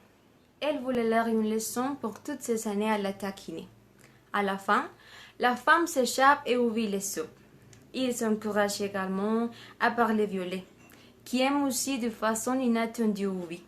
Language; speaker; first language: French; non-native, learner; Spanish